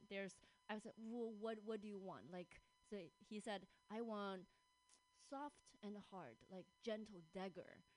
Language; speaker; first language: English; non-native, fluent; Chinese